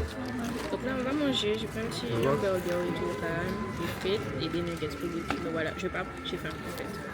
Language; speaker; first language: French; native; French